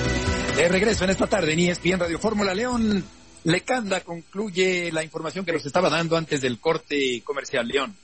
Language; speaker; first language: Spanish; native; Spanish